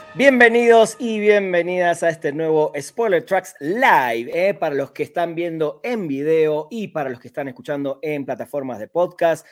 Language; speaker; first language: Spanish; native; Spanish